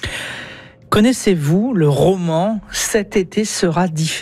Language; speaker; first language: French; native; French